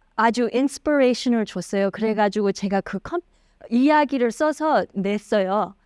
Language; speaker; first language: Korean; early bilingual, heritage; Korean